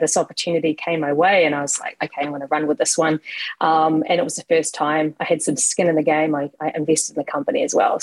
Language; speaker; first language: English; native; English